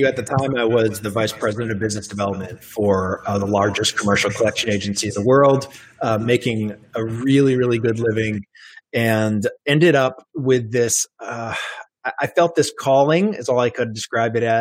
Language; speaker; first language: English; native; English